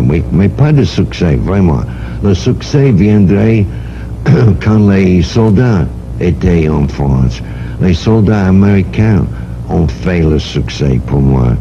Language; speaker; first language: French; non-native, fluent; English